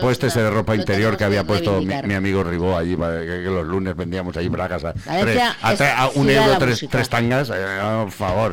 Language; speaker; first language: Spanish; native; Spanish